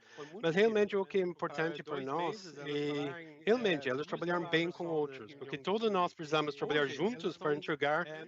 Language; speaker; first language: Portuguese; non-native, fluent; English